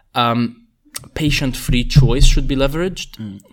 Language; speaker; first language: English; non-native, fluent; Arabic